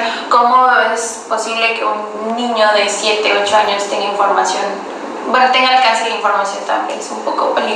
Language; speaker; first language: Spanish; native; Spanish